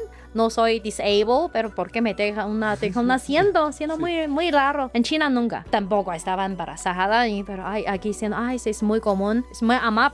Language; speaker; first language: Spanish; non-native, learner; Chinese